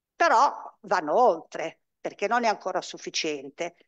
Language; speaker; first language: Italian; native; Italian